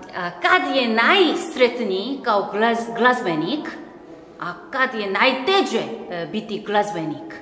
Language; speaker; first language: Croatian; non-native, learner; Korean